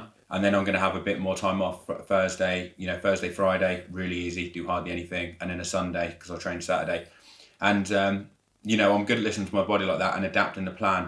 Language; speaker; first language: English; native; English